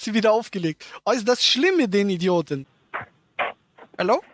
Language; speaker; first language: German; native; German